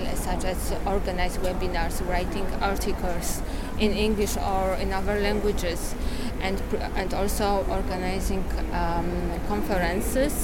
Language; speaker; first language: English; non-native, learner; Polish